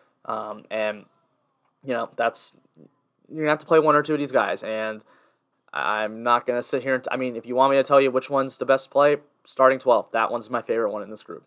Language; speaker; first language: English; native; English